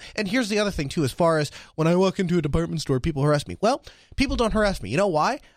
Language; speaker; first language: English; early bilingual, other home language; Hindi